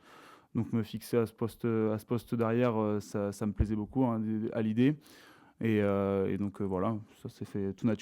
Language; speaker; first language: French; native; French